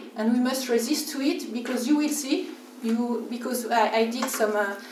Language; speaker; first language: English; non-native, fluent; French